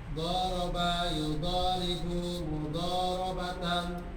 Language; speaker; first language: Arabic; non-native, learner; Indonesian